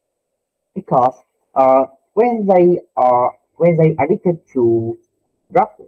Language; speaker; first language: English; non-native, learner; Vietnamese